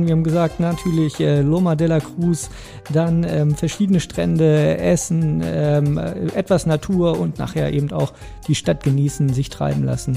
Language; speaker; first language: German; native; German